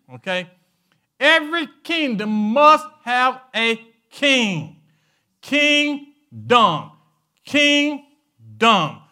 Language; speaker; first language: English; native; English